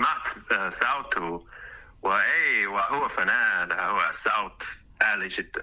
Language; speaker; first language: Arabic; non-native, learner; English